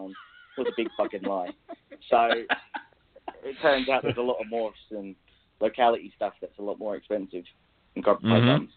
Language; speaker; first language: English; native; English